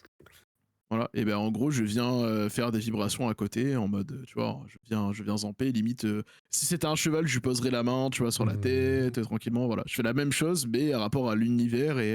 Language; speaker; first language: French; native; French